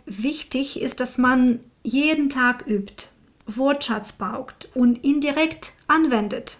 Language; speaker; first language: German; non-native, fluent; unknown